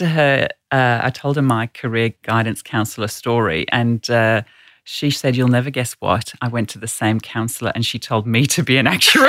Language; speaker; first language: English; native; English